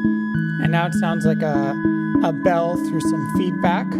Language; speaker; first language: English; native; English